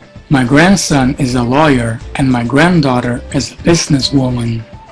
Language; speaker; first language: English; non-native, fluent; Portuguese